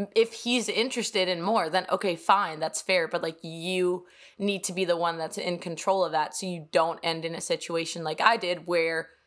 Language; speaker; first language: English; non-native, fluent; Danish